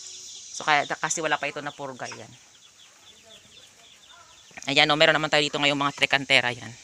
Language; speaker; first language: Filipino; native; Filipino